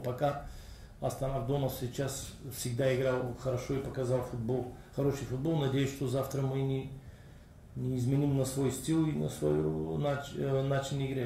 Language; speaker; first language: Russian; non-native, learner; Bulgarian